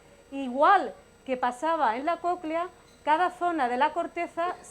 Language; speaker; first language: Spanish; native; Spanish